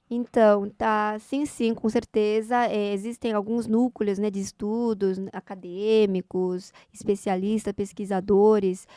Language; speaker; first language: Portuguese; non-native, fluent; Korean